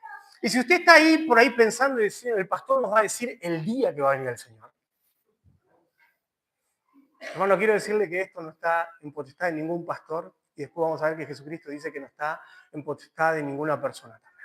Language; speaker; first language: Spanish; native; Spanish